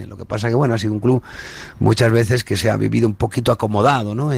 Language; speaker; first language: Spanish; native; Spanish